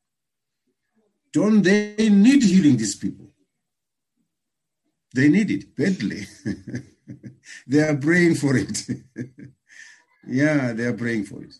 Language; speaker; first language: English; non-native, local second language; Shona